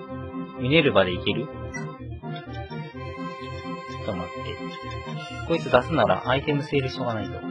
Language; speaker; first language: Japanese; native; Japanese